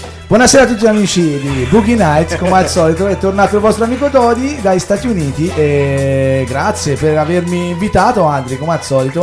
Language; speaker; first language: Italian; native; Italian